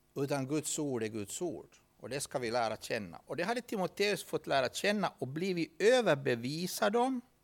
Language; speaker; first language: Swedish; native; Swedish